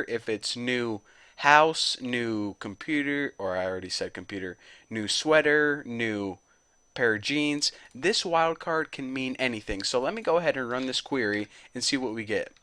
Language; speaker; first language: English; native; English